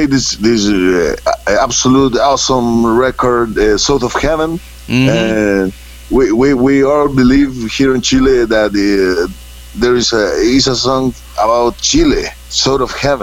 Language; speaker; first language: English; non-native, fluent; Spanish